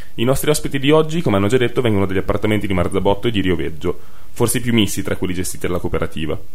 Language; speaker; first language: Italian; native; Italian